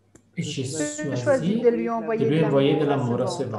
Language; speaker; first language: French; non-native, fluent; Italian